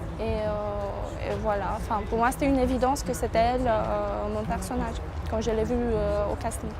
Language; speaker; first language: French; non-native, fluent; Romanian